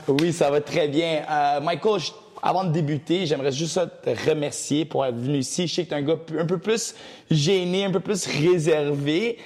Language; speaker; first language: French; early bilingual, other home language; Portuguese